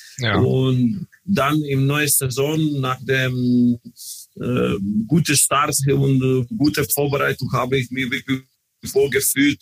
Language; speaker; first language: German; non-native, learner; Croatian